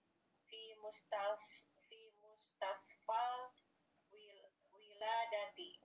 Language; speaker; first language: Arabic; non-native, learner; Indonesian